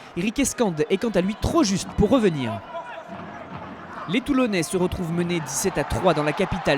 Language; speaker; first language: French; native; French